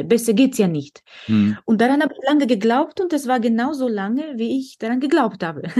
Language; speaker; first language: German; non-native, fluent; Russian